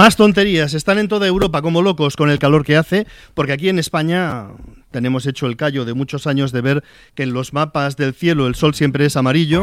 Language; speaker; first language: Spanish; native; Spanish